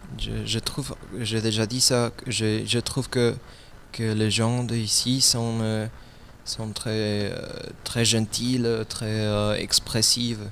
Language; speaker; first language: French; non-native, learner; Spanish